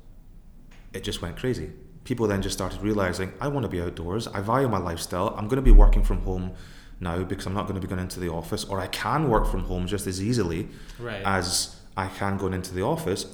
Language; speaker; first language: English; native; English